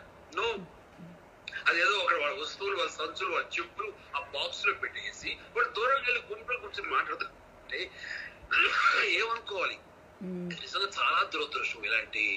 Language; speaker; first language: Telugu; native; Telugu